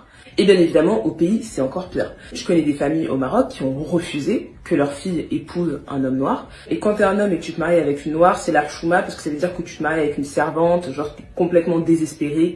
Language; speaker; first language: French; native; French